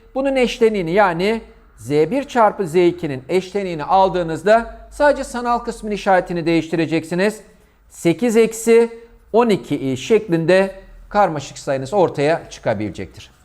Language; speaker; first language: Turkish; native; Turkish